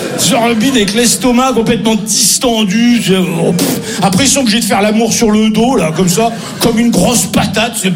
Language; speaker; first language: French; native; French